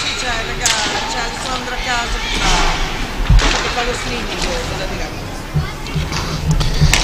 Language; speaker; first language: Italian; native; Italian